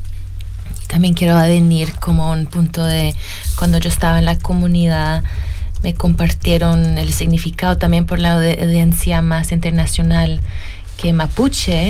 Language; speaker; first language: Spanish; early bilingual, heritage; Spanish